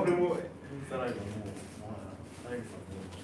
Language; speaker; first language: Japanese; native; Japanese